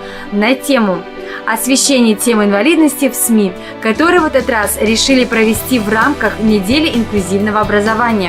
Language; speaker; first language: Russian; native; Russian